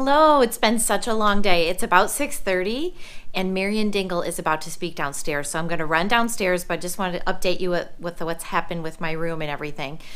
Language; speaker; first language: English; native; English